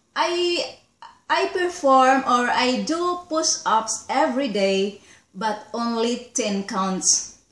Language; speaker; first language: English; non-native, local second language; Cebuano